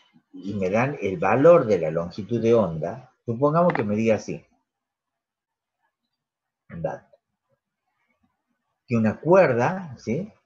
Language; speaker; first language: Spanish; native; Spanish